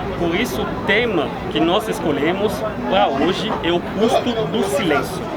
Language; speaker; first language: Portuguese; non-native, fluent; Lingala